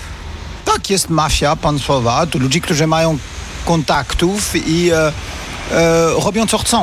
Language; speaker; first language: Polish; non-native, fluent; French